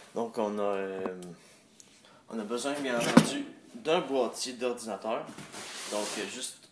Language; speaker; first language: French; native; French